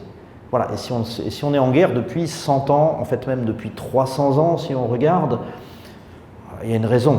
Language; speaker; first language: French; native; French